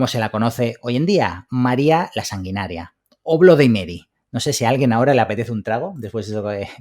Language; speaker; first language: Spanish; native; Spanish